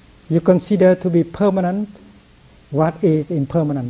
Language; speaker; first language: English; non-native, fluent; Vietnamese